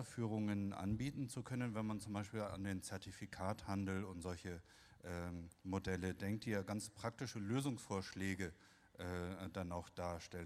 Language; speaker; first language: German; native; German